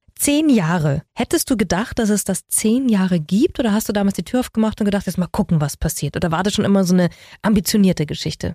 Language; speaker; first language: German; native; German